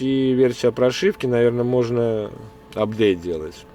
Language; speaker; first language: Russian; native; Russian